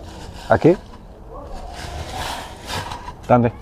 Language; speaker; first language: Spanish; non-native, learner; English